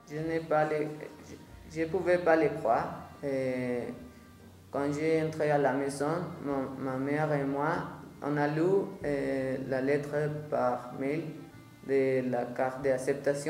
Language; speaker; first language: French; non-native, learner; Spanish